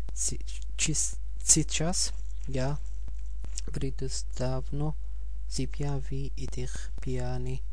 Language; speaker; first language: Russian; non-native, learner; Arabic